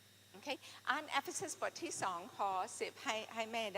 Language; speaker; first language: Thai; non-native, fluent; English